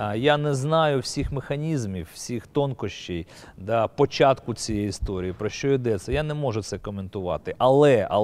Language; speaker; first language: Ukrainian; native; Ukrainian